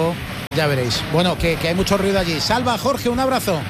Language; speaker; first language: Spanish; native; Spanish